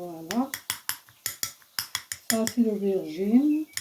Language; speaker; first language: French; non-native, learner; Arabic